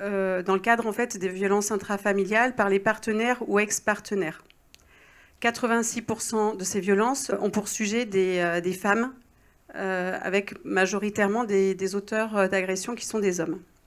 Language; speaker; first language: French; native; French